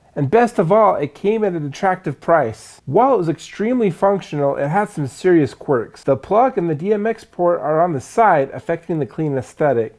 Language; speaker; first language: English; native; English